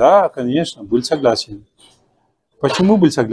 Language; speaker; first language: Russian; non-native, fluent; Spanish